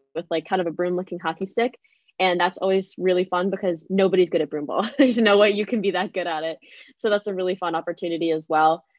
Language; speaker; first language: English; native; English